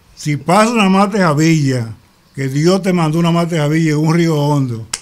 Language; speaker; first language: Spanish; native; Spanish